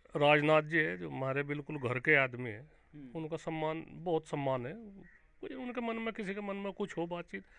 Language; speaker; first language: Hindi; native; Hindi